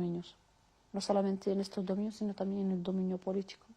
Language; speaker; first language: Spanish; non-native, local second language; Arabic